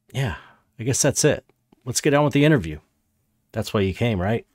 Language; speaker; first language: English; native; English